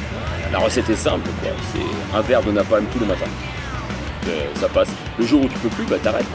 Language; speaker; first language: French; native; French